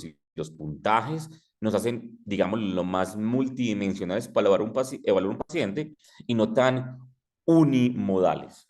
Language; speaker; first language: Spanish; native; Spanish